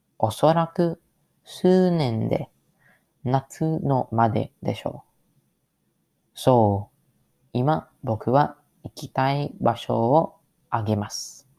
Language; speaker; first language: Japanese; non-native, learner; English